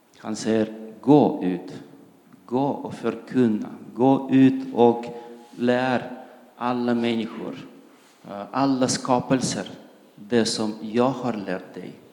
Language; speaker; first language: Swedish; non-native, fluent; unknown